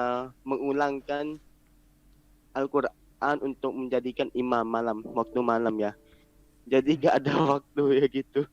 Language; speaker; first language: Indonesian; non-native, learner; Malay